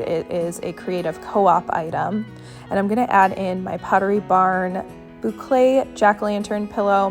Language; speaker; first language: English; native; English